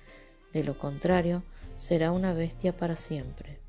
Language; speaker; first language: Spanish; native; Spanish